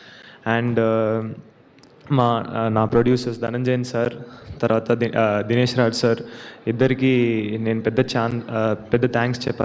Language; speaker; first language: Telugu; non-native, learner; Tamil